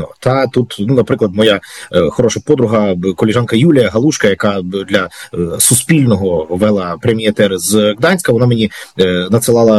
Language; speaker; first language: Ukrainian; native; Ukrainian